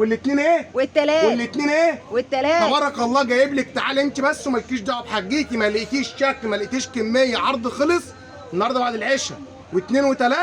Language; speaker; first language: Arabic; native; Arabic